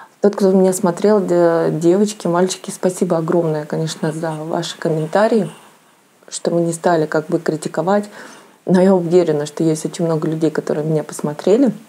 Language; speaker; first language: Russian; native; Russian